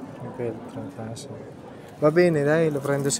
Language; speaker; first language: Italian; non-native, fluent; Filipino